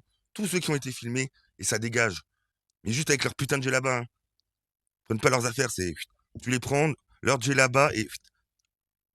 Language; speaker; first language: French; native; French